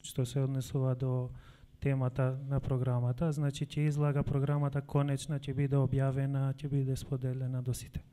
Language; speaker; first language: Macedonian; non-native, local second language; Albanian